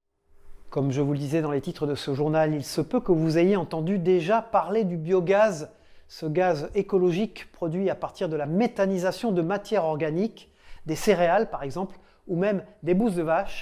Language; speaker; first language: French; native; French